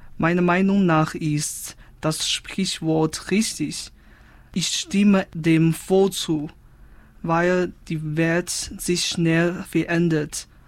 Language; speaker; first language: German; non-native, fluent; Chinese